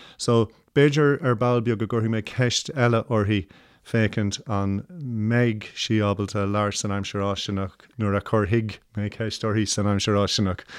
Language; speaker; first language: Irish; non-native, local second language; English